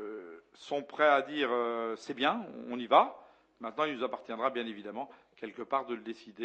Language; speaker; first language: French; native; French